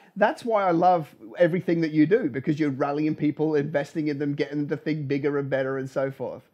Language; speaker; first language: English; native; English